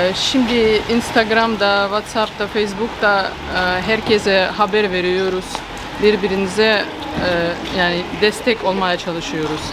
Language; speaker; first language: Turkish; non-native, learner; Ukrainian